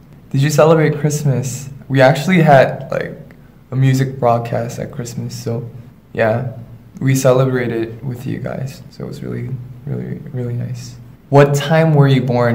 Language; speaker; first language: English; early bilingual, other home language; Korean